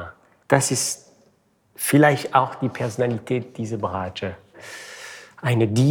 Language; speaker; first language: German; non-native, fluent; French